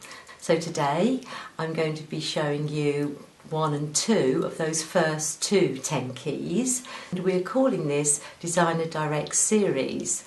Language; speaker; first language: English; native; English